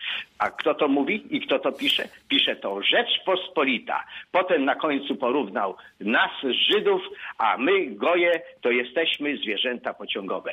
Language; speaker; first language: Polish; native; Polish